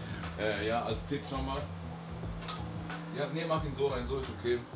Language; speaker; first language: German; native; German